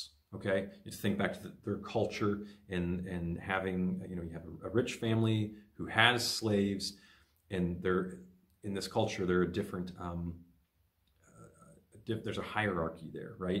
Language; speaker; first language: English; native; English